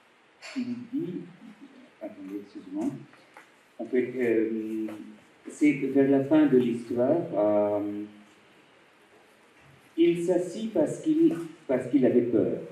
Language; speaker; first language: French; non-native, fluent; Bangla